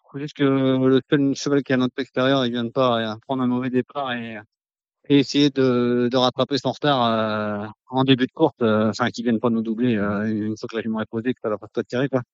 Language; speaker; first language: French; native; French